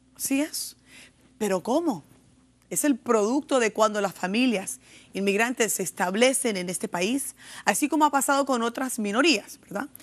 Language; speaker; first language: Spanish; early bilingual, heritage; Spanish